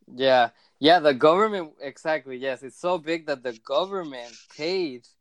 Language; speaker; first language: English; early bilingual, other home language; Spanish